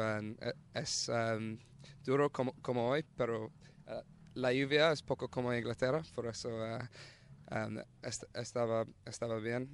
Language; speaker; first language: Spanish; non-native, learner; English